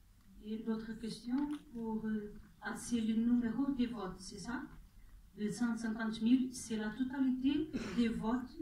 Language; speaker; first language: French; non-native, fluent; Portuguese